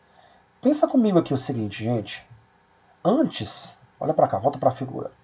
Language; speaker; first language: Portuguese; native; Portuguese